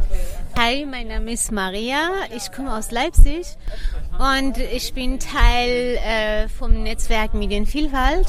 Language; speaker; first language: German; non-native, fluent; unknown